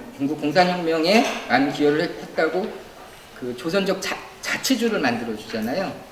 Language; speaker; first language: Korean; native; Korean